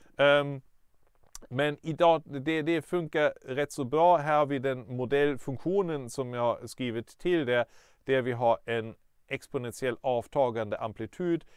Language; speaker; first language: Swedish; non-native, fluent; German